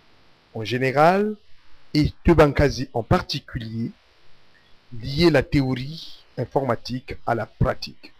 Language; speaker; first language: French; non-native, local second language; Kongo